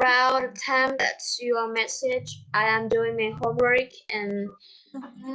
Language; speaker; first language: English; non-native, learner; Vietnamese